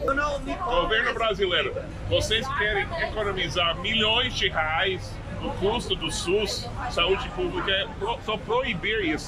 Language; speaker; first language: Portuguese; non-native, fluent; English